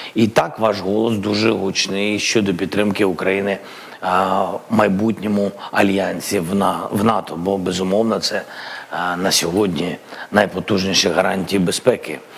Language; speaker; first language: Ukrainian; non-native, local second language; Russian